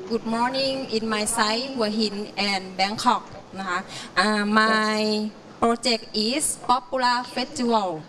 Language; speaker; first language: English; non-native, learner; Thai